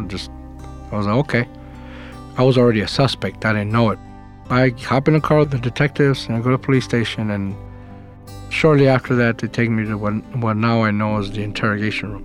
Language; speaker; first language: English; native; English